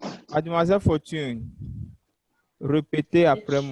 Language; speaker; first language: French; non-native, fluent; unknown